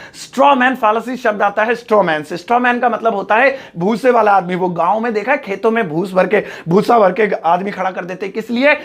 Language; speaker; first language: Hindi; native; Hindi